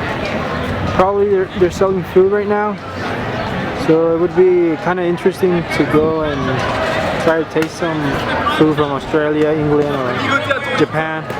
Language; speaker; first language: English; non-native, learner; Spanish